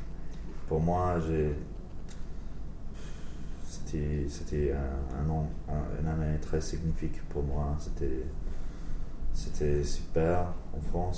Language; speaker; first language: French; non-native, learner; English